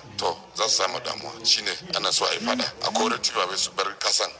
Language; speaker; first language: Hausa; non-native, local second language; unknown